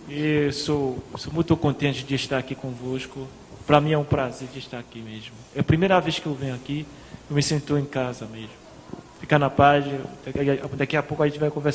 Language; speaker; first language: Portuguese; non-native, fluent; Haitian Creole